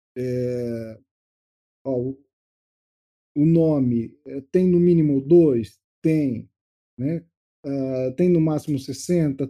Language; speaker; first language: Portuguese; native; Portuguese